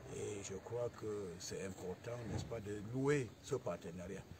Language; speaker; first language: French; non-native, local second language; English